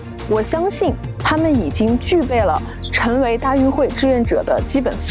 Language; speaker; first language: Chinese; native; Chinese